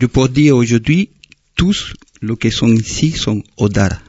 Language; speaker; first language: French; non-native, fluent; Spanish